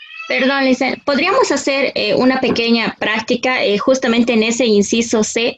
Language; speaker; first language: Spanish; native; Spanish